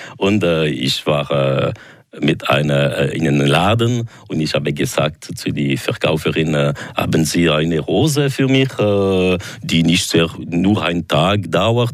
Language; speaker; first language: German; non-native, local second language; French